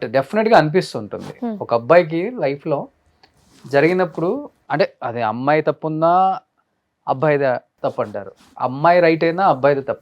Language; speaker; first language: Telugu; native; Telugu